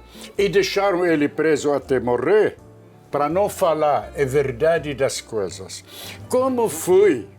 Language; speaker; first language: Portuguese; non-native, fluent; Arabic